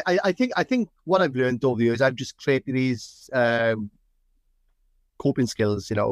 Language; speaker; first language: English; native; English